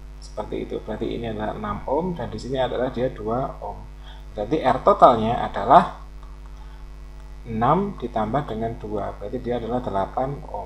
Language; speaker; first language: Indonesian; native; Indonesian